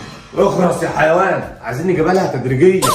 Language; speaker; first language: Arabic; native; Arabic